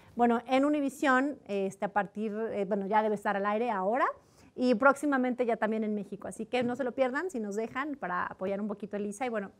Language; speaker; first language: Spanish; native; Spanish